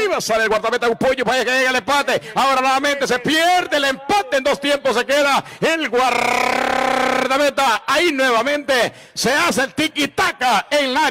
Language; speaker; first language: Spanish; native; Spanish